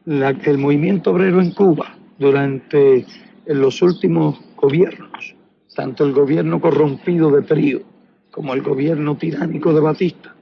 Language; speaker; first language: Spanish; native; Spanish